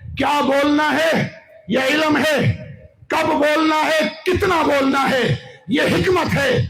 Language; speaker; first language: Urdu; non-native, local second language; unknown